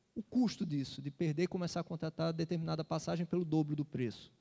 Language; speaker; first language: Portuguese; native; Portuguese